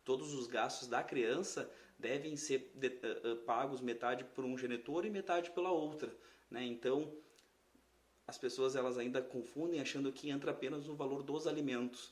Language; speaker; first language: Portuguese; native; Portuguese